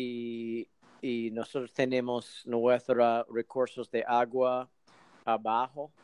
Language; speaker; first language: Spanish; non-native, fluent; English